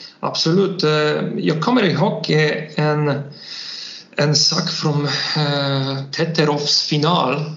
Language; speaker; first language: Swedish; non-native, learner; Polish